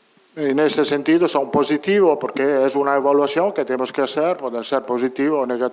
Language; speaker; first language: Spanish; non-native, fluent; Italian